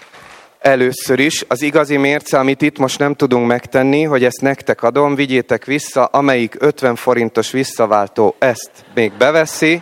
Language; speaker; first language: Hungarian; native; Hungarian